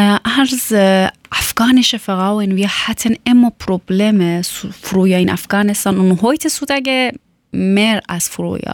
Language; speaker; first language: German; non-native, learner; Persian